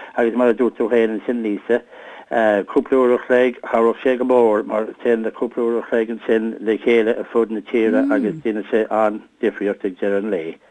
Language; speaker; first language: Irish; native; Irish